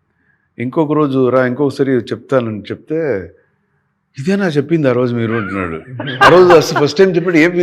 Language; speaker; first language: Telugu; native; Telugu